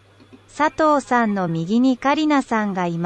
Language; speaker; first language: Japanese; non-native, learner; Vietnamese